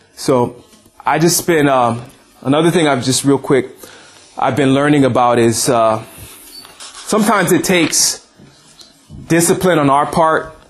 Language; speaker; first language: English; native; English